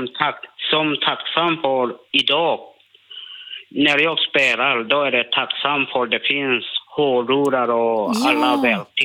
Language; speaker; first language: Swedish; non-native, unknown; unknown